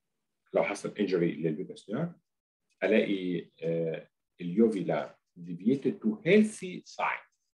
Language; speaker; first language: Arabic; native; Arabic